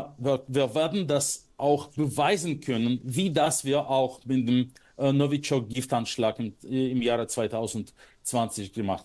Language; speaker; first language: German; non-native, fluent; Russian